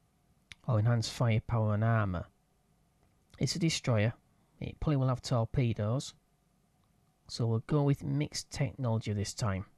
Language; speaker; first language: English; native; English